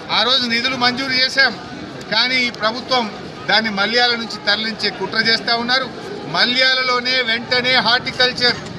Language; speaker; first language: Telugu; native; Telugu